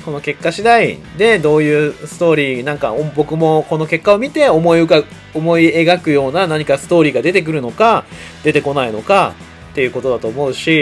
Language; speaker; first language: Japanese; native; Japanese